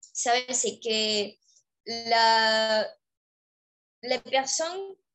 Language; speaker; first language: French; non-native, fluent; Spanish